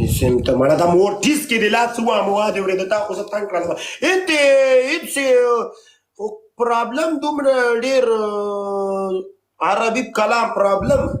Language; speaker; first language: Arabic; non-native, learner; Pashto